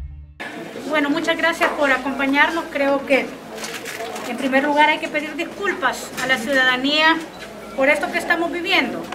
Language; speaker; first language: Spanish; native; Spanish